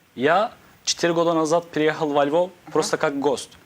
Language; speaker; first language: Ukrainian; non-native, learner; Turkish